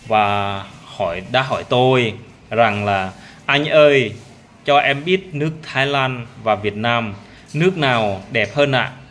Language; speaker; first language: Vietnamese; non-native, local second language; Jarai